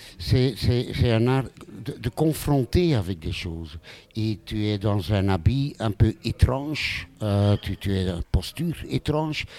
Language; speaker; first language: French; non-native, local second language; Dutch